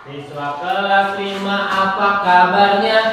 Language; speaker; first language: Indonesian; native; Indonesian